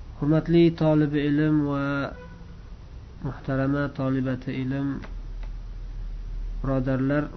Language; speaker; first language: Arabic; non-native, fluent; Uzbek